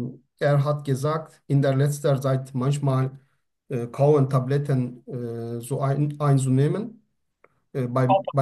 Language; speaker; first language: German; non-native, learner; Turkish